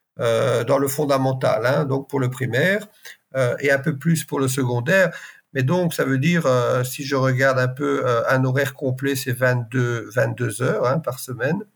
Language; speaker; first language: French; native; French